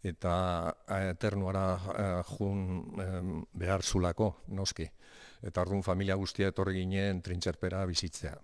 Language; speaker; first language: Basque; non-native, local second language; Spanish